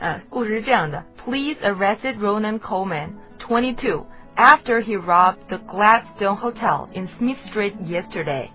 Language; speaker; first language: English; non-native, fluent; Chinese